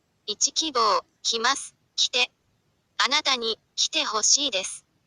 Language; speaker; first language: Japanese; non-native, fluent; Chinese